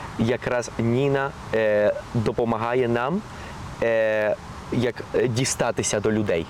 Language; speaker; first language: Ukrainian; non-native, fluent; Spanish